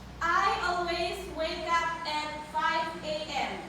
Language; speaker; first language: English; non-native, learner; Indonesian